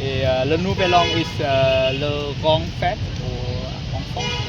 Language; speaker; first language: French; non-native, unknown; Vietnamese